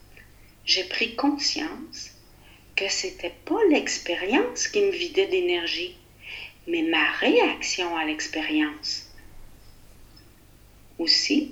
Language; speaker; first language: French; native; French